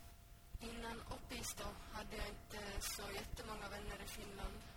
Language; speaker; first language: Swedish; early bilingual, other home language; Finnish